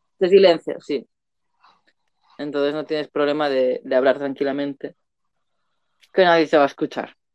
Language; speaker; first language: Spanish; native; Spanish